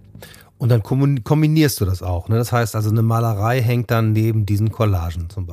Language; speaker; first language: German; native; German